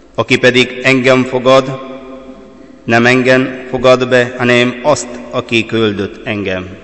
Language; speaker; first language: Hungarian; non-native, fluent; Malayalam